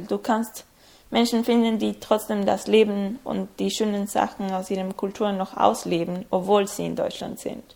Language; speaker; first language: German; non-native, fluent; Spanish